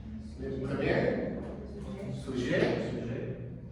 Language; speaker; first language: French; non-native, learner; Spanish